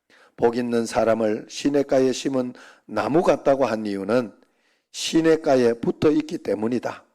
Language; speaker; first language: Korean; native; Korean